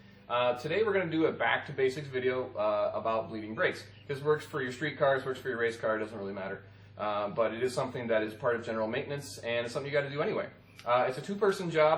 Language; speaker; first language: English; native; English